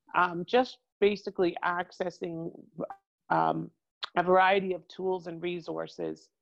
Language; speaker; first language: English; native; English